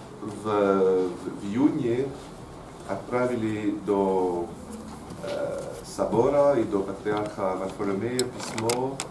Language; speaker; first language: Russian; non-native, fluent; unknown